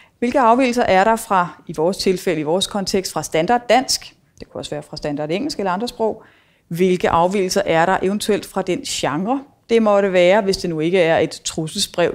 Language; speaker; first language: Danish; native; Danish